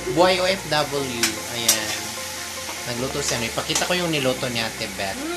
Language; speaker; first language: Filipino; non-native, local second language; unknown